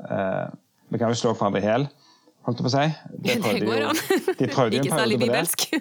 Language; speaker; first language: Norwegian; native; Norwegian